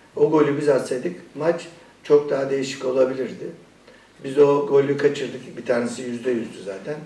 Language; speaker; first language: Turkish; non-native, fluent; Persian